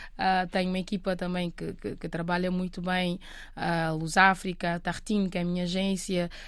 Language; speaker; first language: Portuguese; non-native, local second language; Kabuverdianu